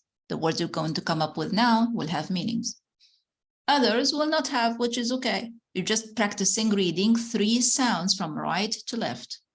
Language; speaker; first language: English; non-native, fluent; Arabic